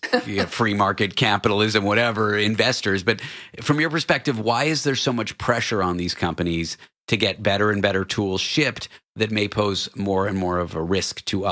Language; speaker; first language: English; native; English